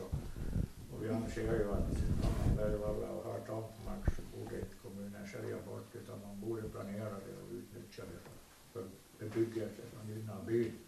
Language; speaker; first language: Swedish; native; Swedish